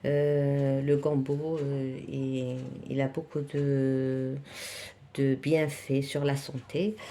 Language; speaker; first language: French; non-native, local second language; Arabic